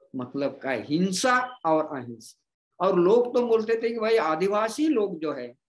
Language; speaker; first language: Hindi; non-native, local second language; Gondi